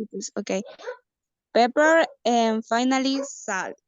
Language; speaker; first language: English; non-native, learner; Spanish